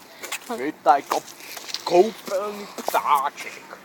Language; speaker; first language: Czech; native; Czech